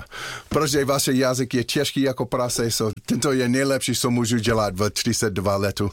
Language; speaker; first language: Czech; non-native, learner; English